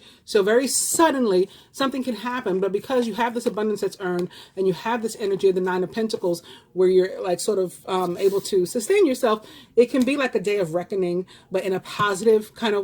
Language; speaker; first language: English; native; English